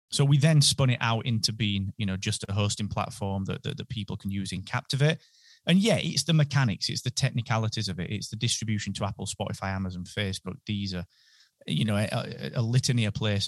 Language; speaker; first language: English; native; English